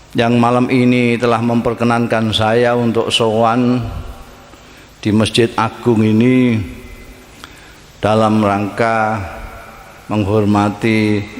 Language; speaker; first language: Indonesian; non-native, local second language; Javanese